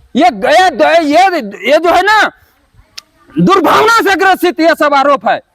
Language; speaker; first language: Hindi; non-native, local second language; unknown